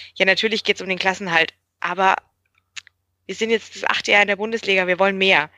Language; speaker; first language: German; native; German